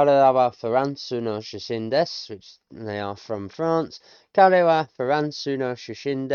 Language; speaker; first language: Japanese; non-native, learner; English